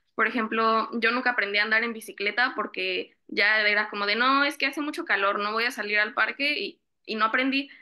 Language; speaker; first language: Spanish; native; Spanish